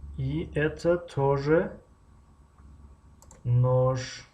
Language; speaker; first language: Russian; non-native, fluent; Tajik